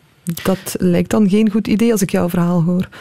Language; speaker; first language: Dutch; native; Dutch